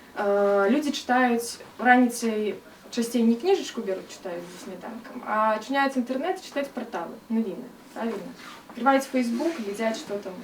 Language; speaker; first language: Belarusian; non-native, local second language; Russian